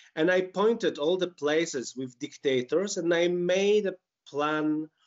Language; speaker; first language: English; non-native, fluent; Polish